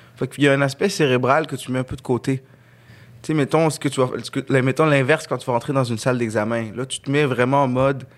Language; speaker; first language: French; early bilingual, other home language; Arabic